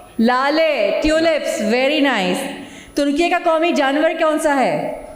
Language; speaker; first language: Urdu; native; Urdu